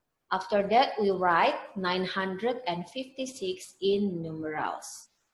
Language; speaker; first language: English; non-native, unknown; Indonesian